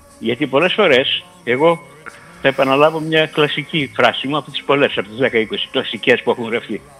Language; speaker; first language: Greek; early bilingual, heritage; Greek